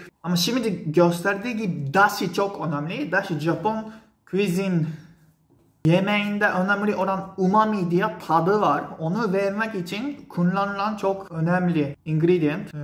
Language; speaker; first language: Turkish; non-native, fluent; Japanese